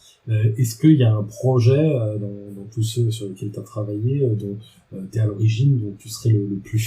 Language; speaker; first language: French; native; French